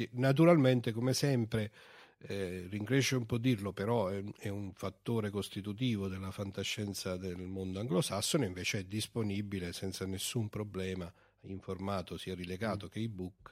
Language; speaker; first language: Italian; native; Italian